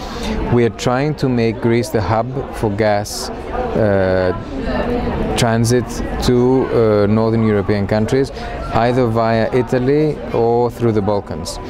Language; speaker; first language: English; non-native, fluent; Greek